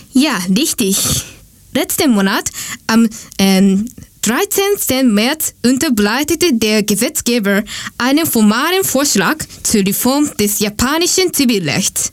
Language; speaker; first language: German; non-native, learner; Japanese